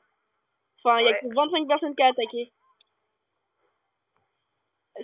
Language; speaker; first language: French; native; French